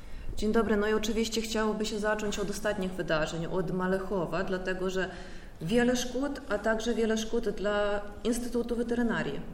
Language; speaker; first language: Polish; native; Polish